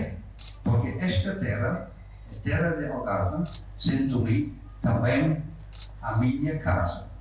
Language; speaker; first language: Portuguese; non-native, fluent; Dutch